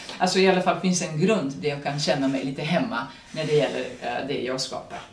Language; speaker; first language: Swedish; non-native, fluent; Serbian